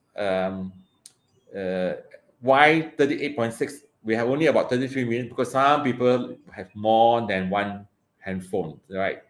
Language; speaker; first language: English; non-native, local second language; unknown